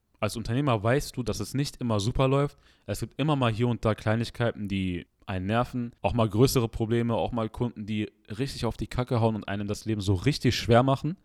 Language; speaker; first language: German; early bilingual, other home language; Arabic